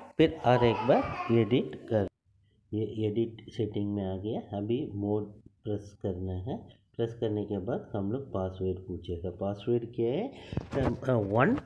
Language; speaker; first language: Hindi; non-native, local second language; Tamil